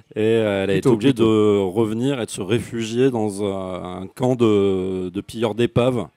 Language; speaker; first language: French; native; French